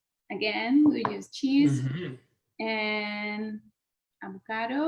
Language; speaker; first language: English; non-native, learner; Spanish